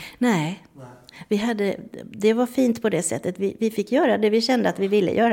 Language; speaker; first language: Swedish; native; Swedish